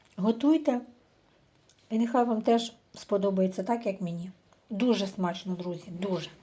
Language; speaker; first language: Ukrainian; non-native, local second language; Russian